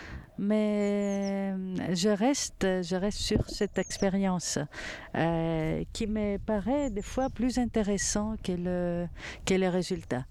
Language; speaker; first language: French; non-native, fluent; Greek